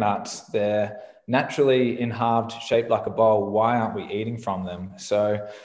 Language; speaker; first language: English; native; English